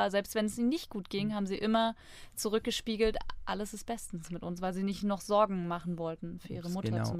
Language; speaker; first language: German; native; German